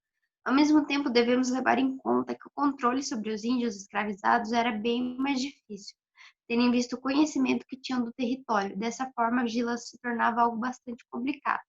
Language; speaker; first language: Portuguese; native; Portuguese